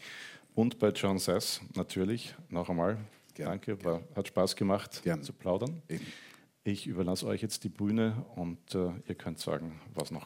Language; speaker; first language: German; native; German